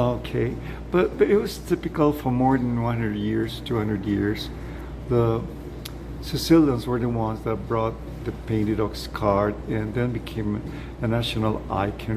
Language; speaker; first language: English; non-native, fluent; Spanish